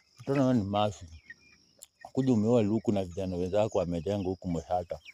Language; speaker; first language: Swahili; native; Swahili